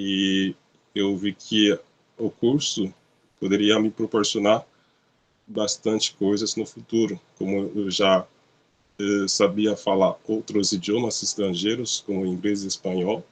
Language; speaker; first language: Portuguese; non-native, local second language; Haitian Creole